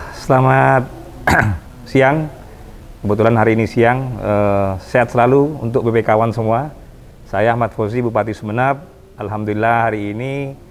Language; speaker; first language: Indonesian; non-native, local second language; Madurese